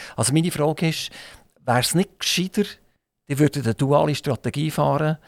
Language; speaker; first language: German; native; German